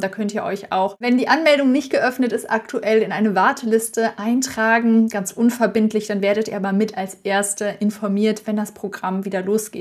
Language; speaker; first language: German; native; German